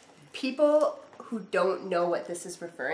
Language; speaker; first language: English; native; English